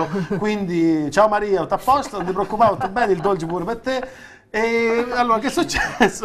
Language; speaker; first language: Italian; native; Italian